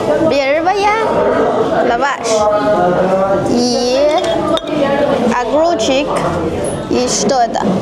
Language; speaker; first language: Russian; non-native, learner; Chinese